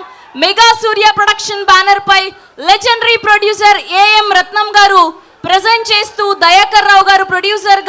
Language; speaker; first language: Telugu; native; Telugu